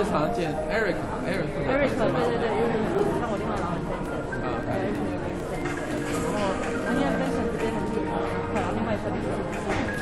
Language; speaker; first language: Chinese; native; Chinese